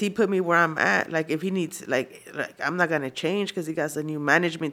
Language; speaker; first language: English; early bilingual, other home language; Spanish